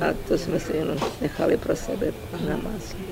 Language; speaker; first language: Czech; early bilingual, heritage; Czech